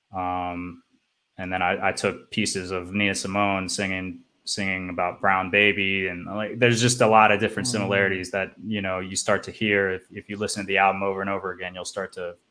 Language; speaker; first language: English; native; English